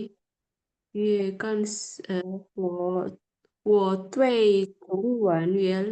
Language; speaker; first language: Chinese; non-native, learner; Indonesian